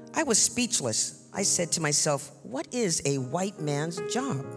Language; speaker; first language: English; native; English